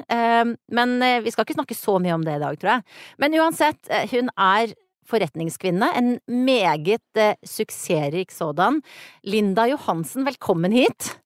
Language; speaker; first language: Norwegian; native; Norwegian